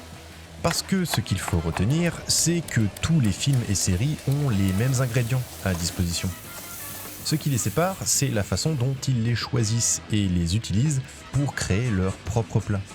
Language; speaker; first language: French; native; French